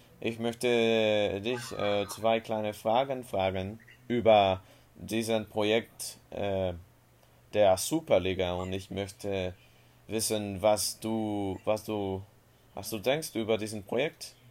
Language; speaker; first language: German; non-native, learner; Spanish